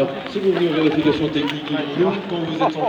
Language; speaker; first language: French; native; French